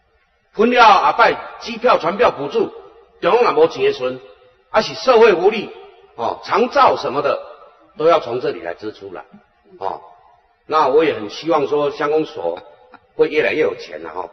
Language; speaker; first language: Chinese; native; Chinese